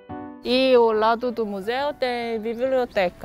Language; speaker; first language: Portuguese; non-native, fluent; Korean